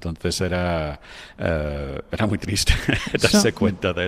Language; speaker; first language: Spanish; non-native, fluent; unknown